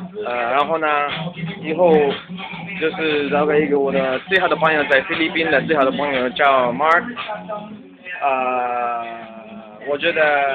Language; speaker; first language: Chinese; non-native, learner; Japanese